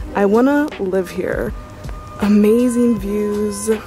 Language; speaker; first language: English; native; English